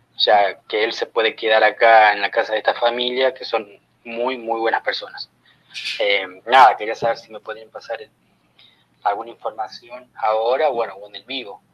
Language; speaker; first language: Spanish; native; Spanish